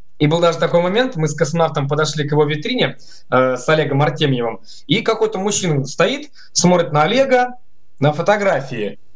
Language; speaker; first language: Russian; native; Russian